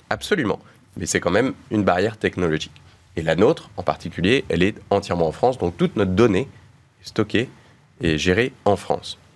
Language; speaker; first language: French; native; French